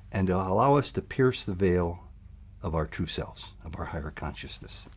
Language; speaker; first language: English; native; English